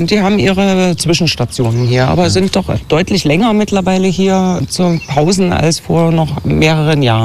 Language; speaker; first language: German; native; German